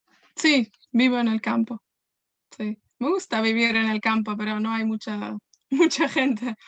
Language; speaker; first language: Spanish; non-native, fluent; Welsh